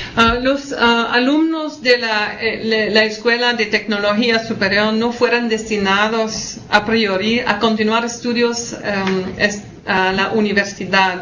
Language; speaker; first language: Spanish; non-native, fluent; French